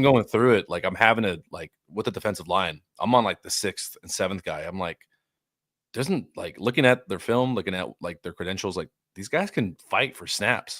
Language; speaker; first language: English; native; English